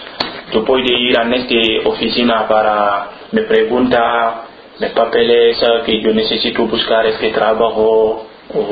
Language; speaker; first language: Spanish; non-native, learner; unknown